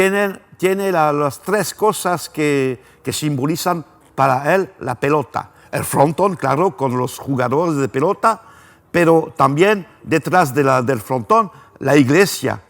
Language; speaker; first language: Spanish; non-native, fluent; French